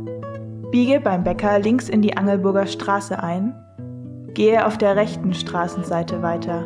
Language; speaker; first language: German; native; German